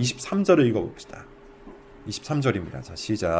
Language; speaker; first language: Korean; native; Korean